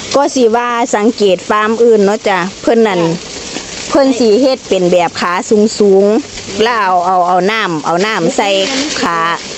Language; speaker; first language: Thai; native; Thai